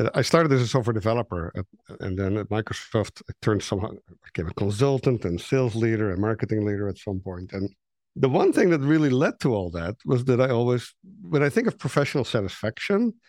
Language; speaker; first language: English; non-native, fluent; Dutch